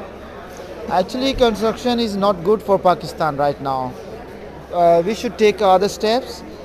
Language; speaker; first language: English; non-native, local second language; Urdu